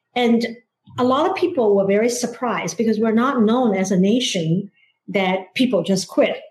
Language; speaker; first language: English; non-native, fluent; Chinese